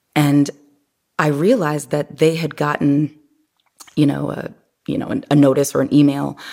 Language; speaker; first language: English; native; English